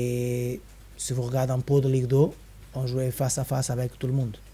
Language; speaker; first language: French; non-native, fluent; Spanish